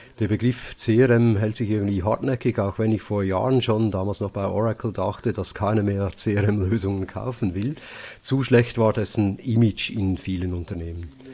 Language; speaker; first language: German; native; German